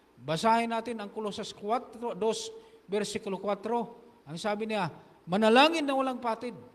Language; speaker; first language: Filipino; non-native, local second language; Hiligaynon